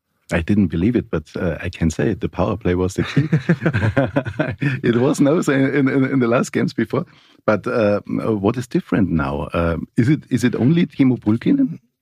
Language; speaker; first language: English; non-native, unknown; German